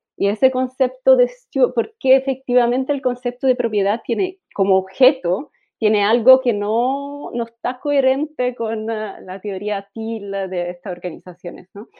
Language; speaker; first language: Spanish; non-native, fluent; Italian